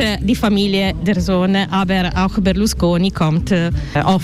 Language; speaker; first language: German; non-native, learner; Italian